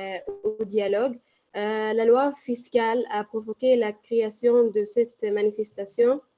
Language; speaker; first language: French; non-native, learner; Arabic